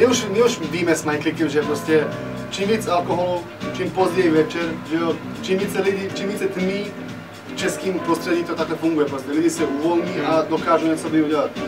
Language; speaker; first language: Czech; non-native, fluent; Serbian